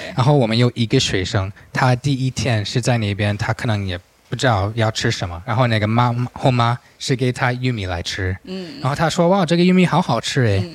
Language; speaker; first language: Chinese; non-native, fluent; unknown